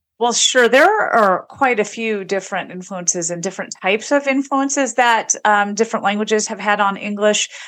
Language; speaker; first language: English; native; English